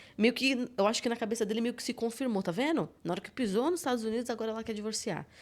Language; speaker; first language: Portuguese; native; Portuguese